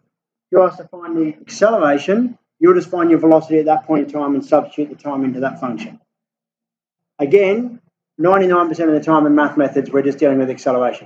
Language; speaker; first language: English; native; English